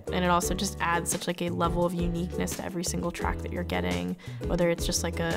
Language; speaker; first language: English; native; English